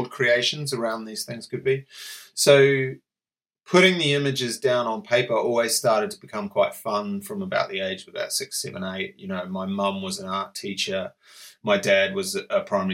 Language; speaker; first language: English; native; English